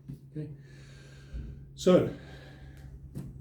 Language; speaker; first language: English; native; English